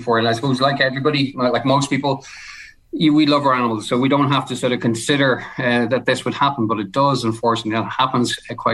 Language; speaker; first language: English; native; English